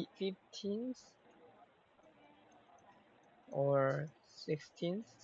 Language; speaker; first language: English; non-native, learner; Korean